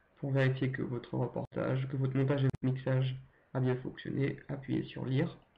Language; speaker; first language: French; native; French